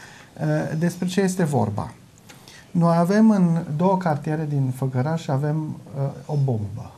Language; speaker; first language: Romanian; non-native, local second language; German